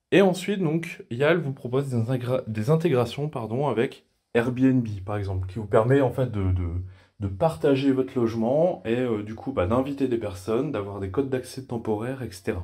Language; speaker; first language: French; native; French